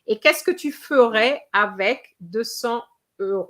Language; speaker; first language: French; non-native, fluent; English